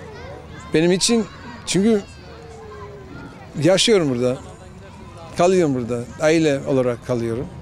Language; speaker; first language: Turkish; non-native, learner; English